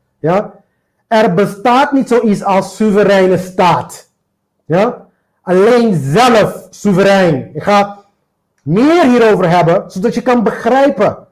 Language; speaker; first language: Dutch; non-native, local second language; Papiamento